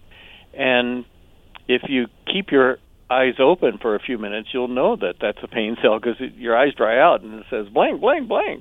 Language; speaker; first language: English; native; English